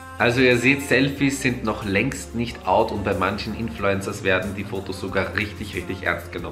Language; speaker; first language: German; native; German